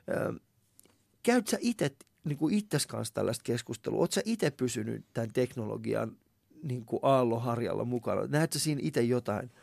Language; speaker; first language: Finnish; non-native, fluent; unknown